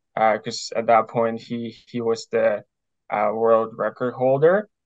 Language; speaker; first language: English; non-native, fluent; Ukrainian